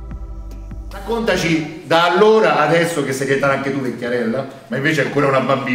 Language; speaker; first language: Italian; native; Italian